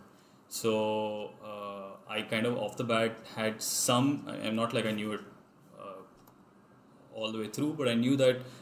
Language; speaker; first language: English; non-native, local second language; Hindi